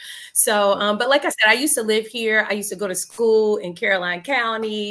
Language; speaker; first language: English; native; English